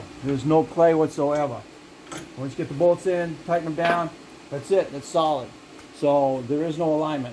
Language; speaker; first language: English; native; English